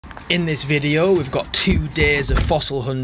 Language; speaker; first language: English; native; English